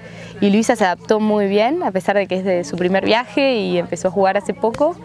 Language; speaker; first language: Spanish; native; Spanish